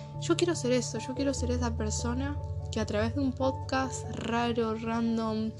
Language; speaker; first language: Spanish; native; Spanish